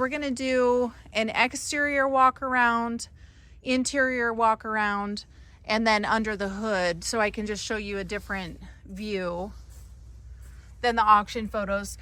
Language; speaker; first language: English; native; English